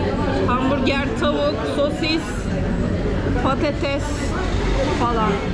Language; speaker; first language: English; non-native, learner; Turkish